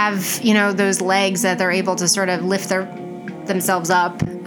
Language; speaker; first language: English; native; English